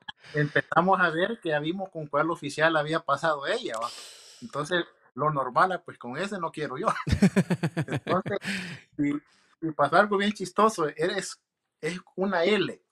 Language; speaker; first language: Spanish; native; Spanish